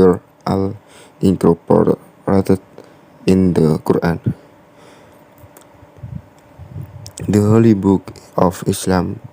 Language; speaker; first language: English; non-native, learner; Indonesian